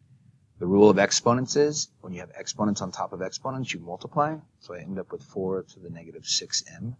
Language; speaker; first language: English; native; English